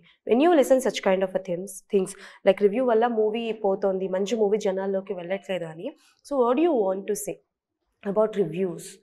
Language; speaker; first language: Telugu; native; Telugu